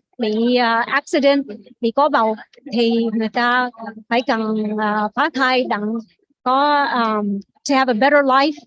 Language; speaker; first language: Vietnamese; early bilingual, heritage; Vietnamese